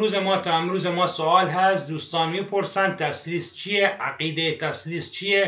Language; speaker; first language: Persian; non-native, fluent; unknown